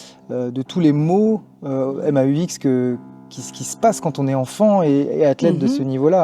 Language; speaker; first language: French; native; French